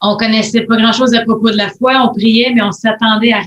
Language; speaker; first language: French; native; French